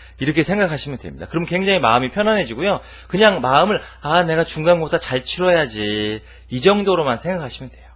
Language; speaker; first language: Korean; native; Korean